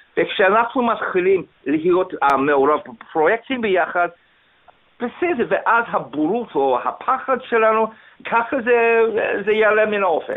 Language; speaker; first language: Hebrew; non-native, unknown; English